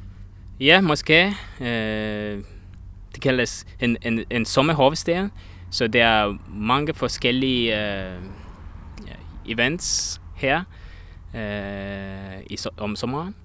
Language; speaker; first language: Danish; non-native, learner; Estonian